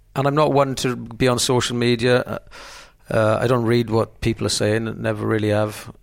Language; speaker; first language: English; native; English